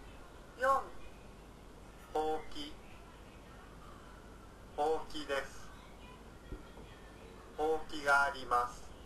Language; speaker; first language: Japanese; non-native, learner; Indonesian